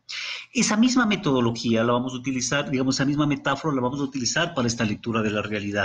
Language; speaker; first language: Spanish; native; Spanish